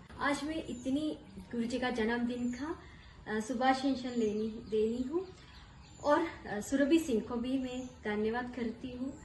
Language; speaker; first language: Hindi; non-native, learner; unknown